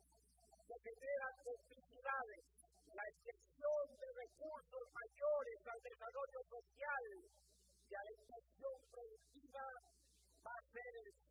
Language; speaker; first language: Spanish; native; Spanish